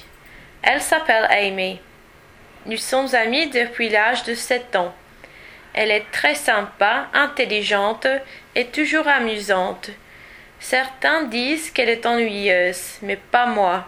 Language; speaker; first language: French; non-native, learner; English